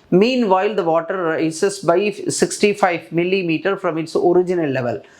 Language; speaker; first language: English; non-native, local second language; Malayalam